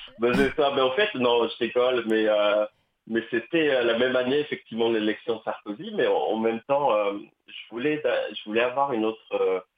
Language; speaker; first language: French; non-native, local second language; Kabyle